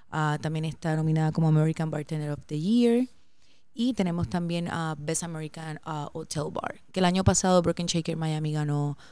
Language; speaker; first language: Spanish; native; Spanish